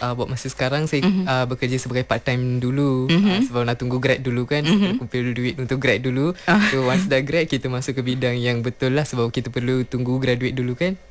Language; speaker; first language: Malay; non-native, local second language; Tamil